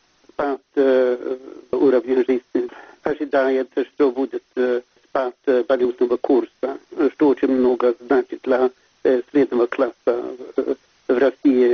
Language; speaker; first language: Russian; non-native, fluent; Swedish